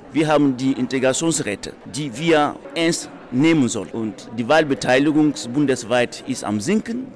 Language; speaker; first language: German; non-native, fluent; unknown